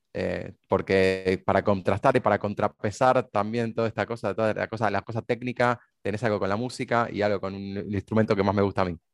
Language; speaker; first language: Spanish; native; Spanish